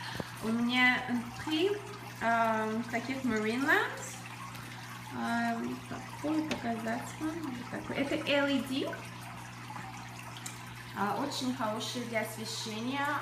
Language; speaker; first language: Russian; early bilingual, other home language; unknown